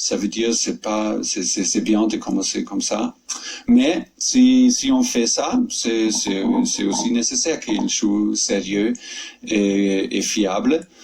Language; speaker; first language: French; non-native, fluent; German